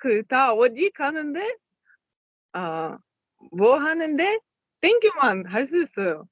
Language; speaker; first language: Korean; non-native, learner; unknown